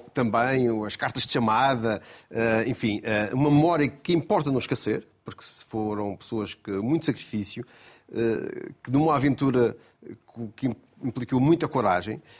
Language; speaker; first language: Portuguese; native; Portuguese